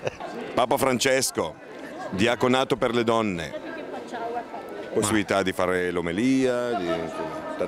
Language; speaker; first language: Italian; native; Italian